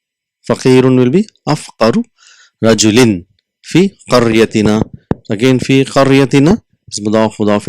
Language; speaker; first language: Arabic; non-native, fluent; Urdu